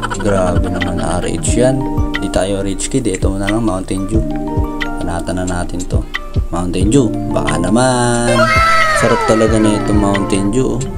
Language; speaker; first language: Filipino; native; Filipino